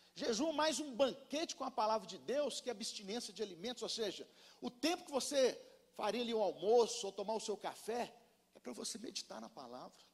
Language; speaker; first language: Portuguese; native; Portuguese